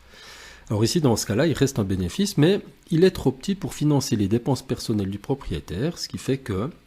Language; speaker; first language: French; native; French